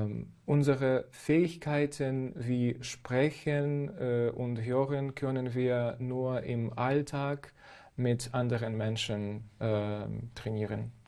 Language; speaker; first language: German; non-native, fluent; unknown